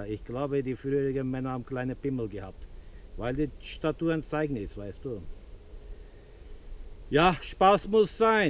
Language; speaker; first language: German; non-native, fluent; Turkish